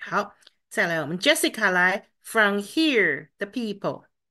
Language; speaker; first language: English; non-native, fluent; Chinese